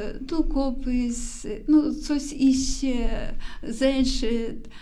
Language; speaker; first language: Polish; non-native, learner; Ukrainian